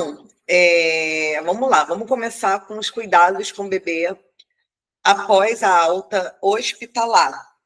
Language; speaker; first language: Portuguese; native; Portuguese